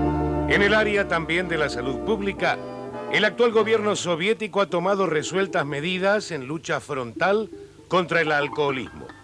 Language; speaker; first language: Spanish; native; Spanish